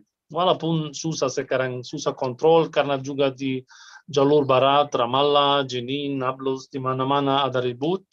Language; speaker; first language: Indonesian; non-native, fluent; Arabic